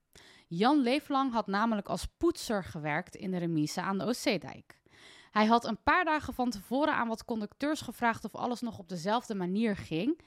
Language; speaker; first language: Dutch; native; Dutch